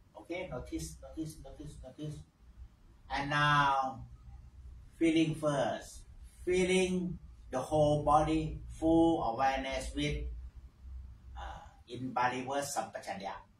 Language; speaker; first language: English; non-native, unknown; Thai